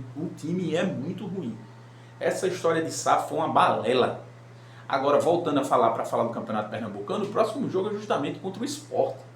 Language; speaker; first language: Portuguese; native; Portuguese